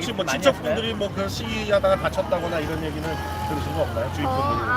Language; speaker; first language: Korean; native; Korean